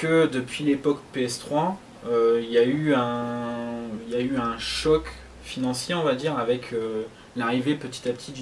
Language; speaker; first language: French; native; French